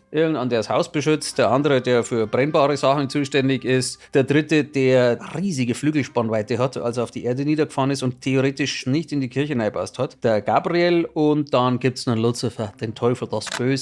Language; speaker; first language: German; native; German